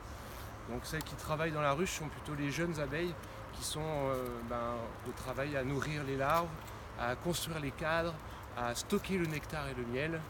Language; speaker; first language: French; native; French